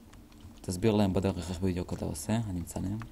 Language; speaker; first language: Hebrew; native; Hebrew